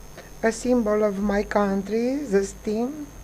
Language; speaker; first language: English; non-native, learner; Romanian